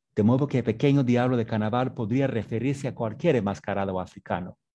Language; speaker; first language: Spanish; non-native, fluent; English